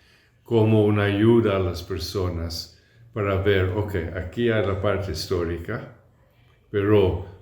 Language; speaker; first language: Spanish; non-native, fluent; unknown